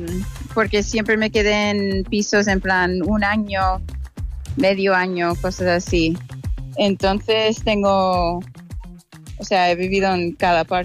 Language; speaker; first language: Spanish; non-native, fluent; English